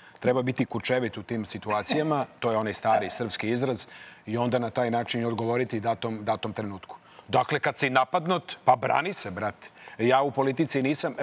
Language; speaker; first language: Serbian; native; Serbian